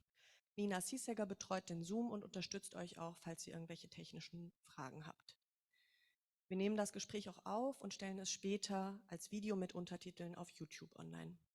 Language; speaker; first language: German; native; German